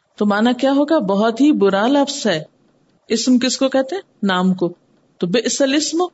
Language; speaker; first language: Urdu; native; Urdu